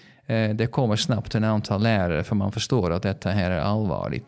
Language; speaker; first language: Swedish; non-native, fluent; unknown